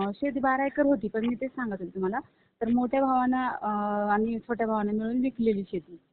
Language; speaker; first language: Marathi; native; Marathi